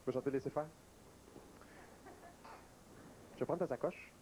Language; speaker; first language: French; native; French